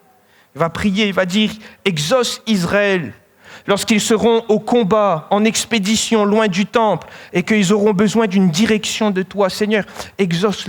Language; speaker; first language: French; native; French